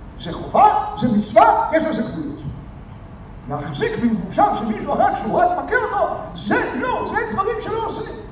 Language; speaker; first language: Hebrew; native; Hebrew